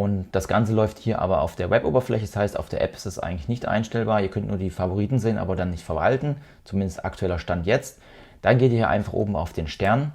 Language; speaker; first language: German; native; German